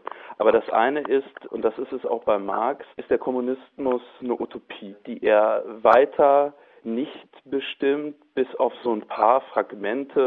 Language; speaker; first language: German; native; German